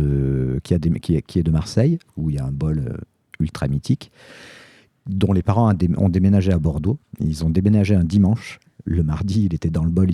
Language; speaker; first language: French; native; French